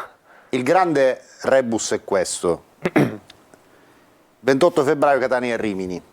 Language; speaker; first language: Italian; native; Italian